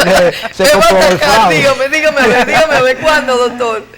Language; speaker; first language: Spanish; native; Spanish